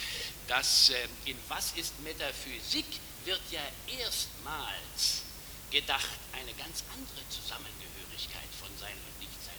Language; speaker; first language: German; native; German